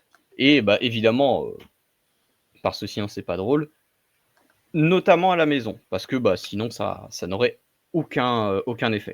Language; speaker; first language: French; native; French